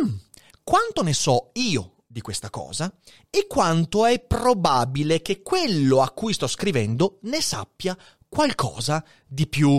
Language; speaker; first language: Italian; native; Italian